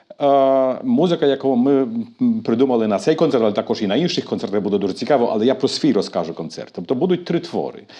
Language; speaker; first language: Ukrainian; early bilingual, heritage; Ukrainian